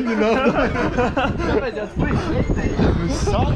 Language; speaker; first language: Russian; non-native, local second language; Latvian